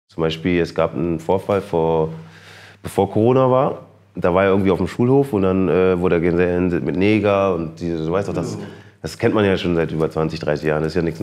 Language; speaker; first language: German; native; German